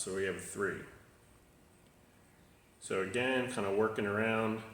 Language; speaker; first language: English; native; English